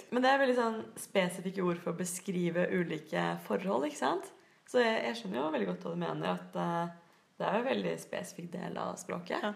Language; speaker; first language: Norwegian; native; Norwegian